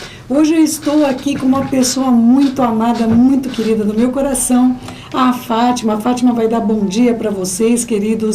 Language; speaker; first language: Portuguese; native; Portuguese